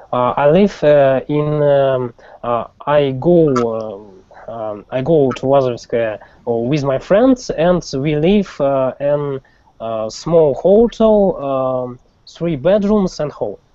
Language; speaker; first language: English; non-native, learner; Russian